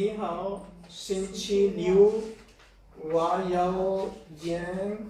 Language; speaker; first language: Chinese; non-native, learner; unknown